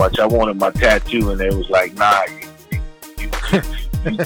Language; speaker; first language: English; native; English